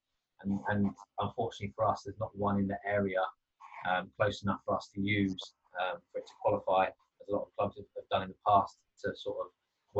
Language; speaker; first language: English; native; English